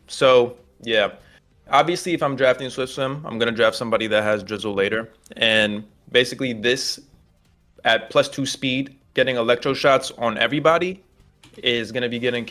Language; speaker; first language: English; native; English